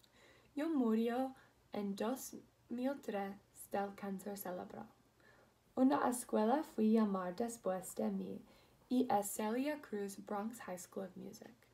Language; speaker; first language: Spanish; non-native, learner; English